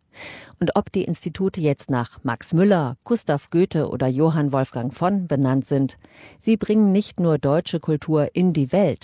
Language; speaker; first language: German; native; German